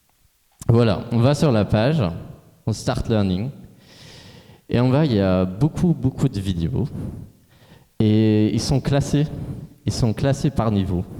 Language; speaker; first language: French; non-native, fluent; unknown